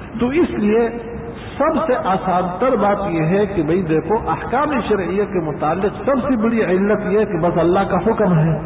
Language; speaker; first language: Urdu; non-native, local second language; Pashto